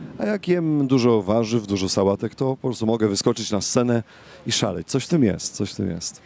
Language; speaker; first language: Polish; native; Polish